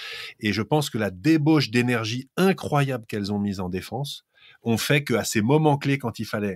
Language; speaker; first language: French; native; French